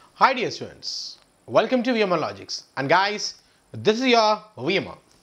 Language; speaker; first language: English; non-native, local second language; Telugu